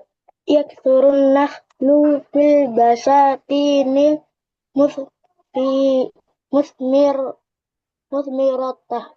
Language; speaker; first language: Arabic; non-native, learner; Indonesian